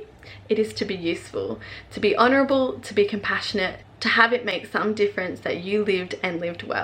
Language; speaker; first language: English; native; English